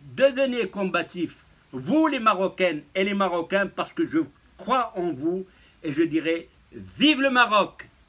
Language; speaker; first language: French; non-native, local second language; Arabic